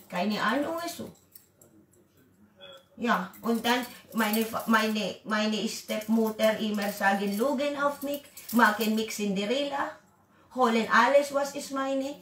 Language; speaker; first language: German; non-native, learner; Waray